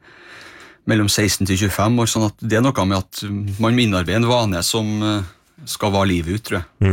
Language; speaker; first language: Norwegian; native; Norwegian